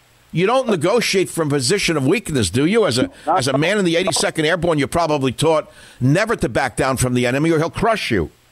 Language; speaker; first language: English; native; English